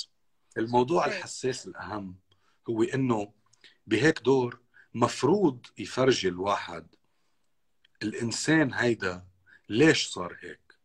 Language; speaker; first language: Arabic; native; Arabic